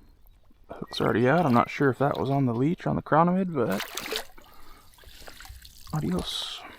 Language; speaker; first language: English; native; English